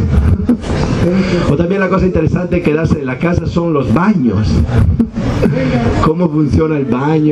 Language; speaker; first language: Spanish; non-native, fluent; Italian